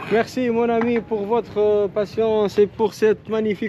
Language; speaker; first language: French; non-native, learner; Arabic